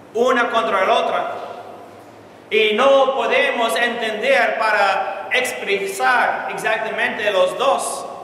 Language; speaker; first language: Spanish; non-native, learner; English